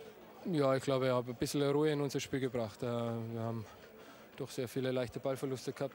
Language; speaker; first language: German; native; German